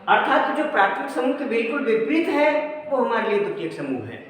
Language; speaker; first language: Hindi; native; Hindi